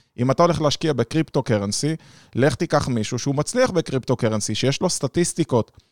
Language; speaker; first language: Hebrew; native; Hebrew